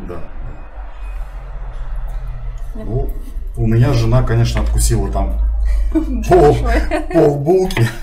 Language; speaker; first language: Russian; native; Russian